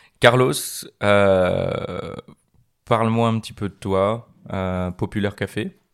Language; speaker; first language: French; native; French